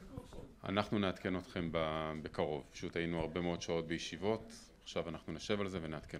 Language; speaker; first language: Hebrew; native; Hebrew